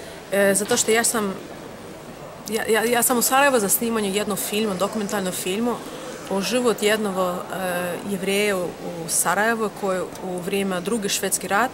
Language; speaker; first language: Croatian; non-native, learner; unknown